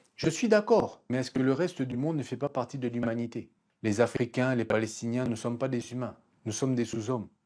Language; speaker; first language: French; non-native, local second language; Lingala